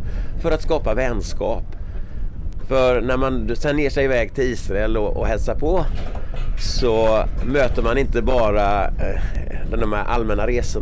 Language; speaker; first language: Swedish; native; Swedish